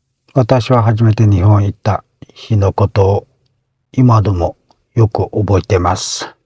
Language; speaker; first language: Japanese; non-native, fluent; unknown